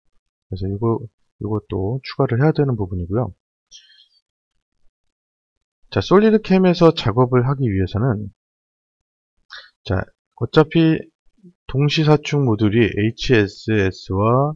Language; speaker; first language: Korean; native; Korean